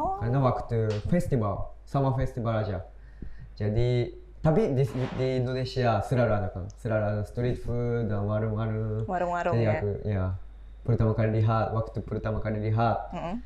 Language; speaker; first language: Indonesian; non-native, learner; Japanese